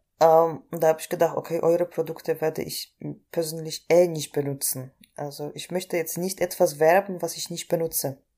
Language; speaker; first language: German; non-native, fluent; Polish